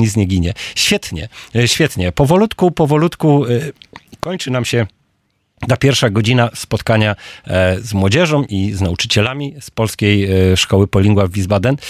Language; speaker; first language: Polish; native; Polish